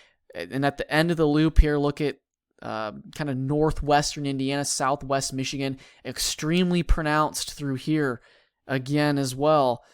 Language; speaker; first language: English; native; English